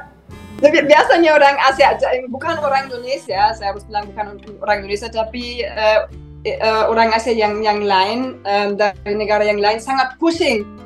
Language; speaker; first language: Indonesian; non-native, fluent; German